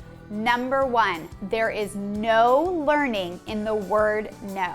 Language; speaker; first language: English; native; English